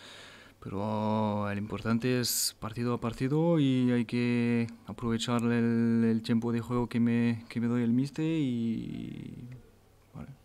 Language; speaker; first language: Spanish; non-native, fluent; French